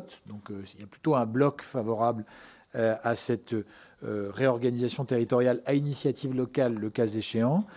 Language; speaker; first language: French; native; French